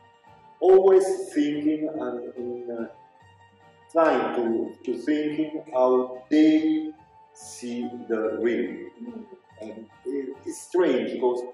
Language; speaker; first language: English; non-native, learner; Italian